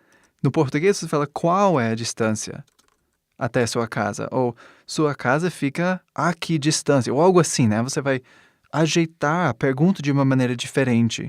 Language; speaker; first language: Portuguese; non-native, fluent; English